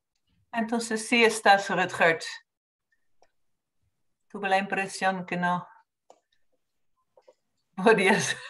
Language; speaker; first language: Spanish; non-native, fluent; Dutch